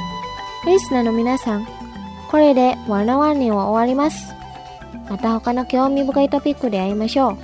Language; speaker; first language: Japanese; non-native, fluent; Indonesian